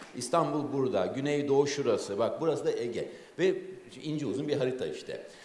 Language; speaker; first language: Turkish; native; Turkish